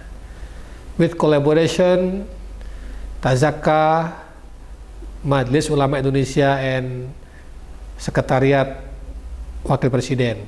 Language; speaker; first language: Indonesian; native; Indonesian